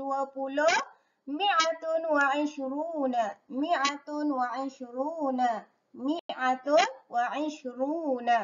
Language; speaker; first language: Arabic; non-native, learner; Malay